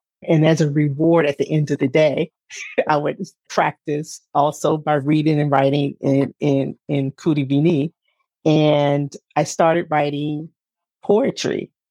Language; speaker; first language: English; native; English